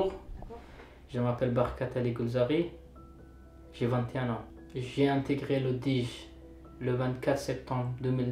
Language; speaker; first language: French; non-native, fluent; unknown